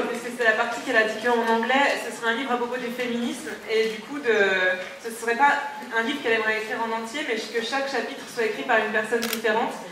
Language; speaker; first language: French; native; French